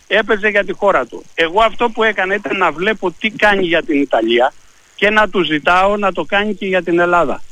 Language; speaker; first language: Greek; native; Greek